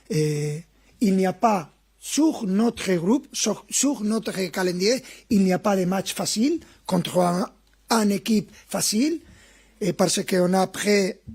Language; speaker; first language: French; non-native, fluent; Spanish